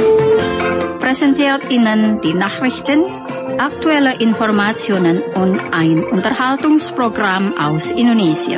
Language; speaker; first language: German; non-native, fluent; Indonesian